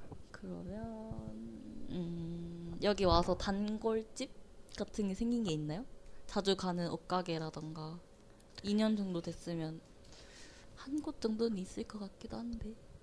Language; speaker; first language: Korean; native; Korean